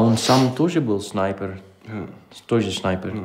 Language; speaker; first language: Russian; non-native, fluent; Dutch